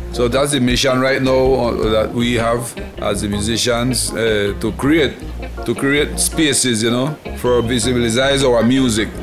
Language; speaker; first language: English; non-native, fluent; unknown